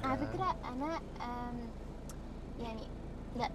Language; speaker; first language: Arabic; native; Arabic